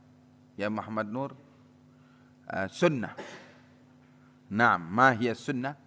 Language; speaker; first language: Arabic; non-native, fluent; Indonesian